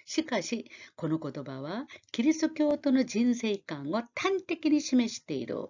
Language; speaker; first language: Japanese; non-native, fluent; Korean